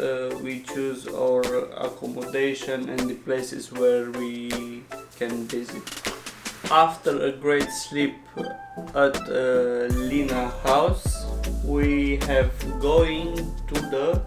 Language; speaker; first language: English; non-native, learner; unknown